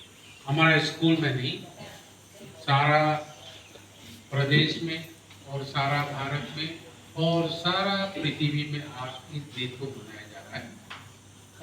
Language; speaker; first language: Hindi; non-native, local second language; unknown